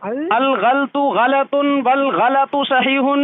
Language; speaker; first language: Arabic; non-native, fluent; Urdu